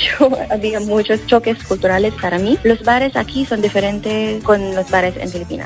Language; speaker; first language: Spanish; non-native, fluent; Filipino